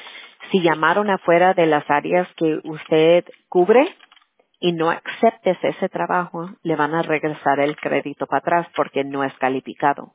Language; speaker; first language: Spanish; early bilingual, heritage; Spanish